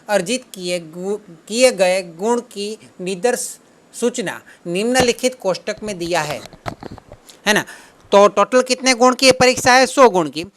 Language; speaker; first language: Hindi; non-native, local second language; Gujarati